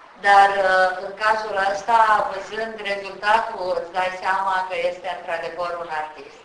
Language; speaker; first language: Romanian; native; Romanian